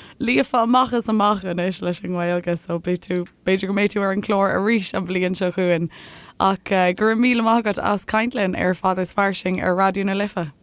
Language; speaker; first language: Irish; native; Irish